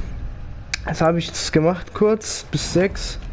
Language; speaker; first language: German; early bilingual, other home language; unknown